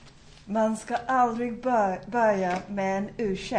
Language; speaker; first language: Swedish; non-native, fluent; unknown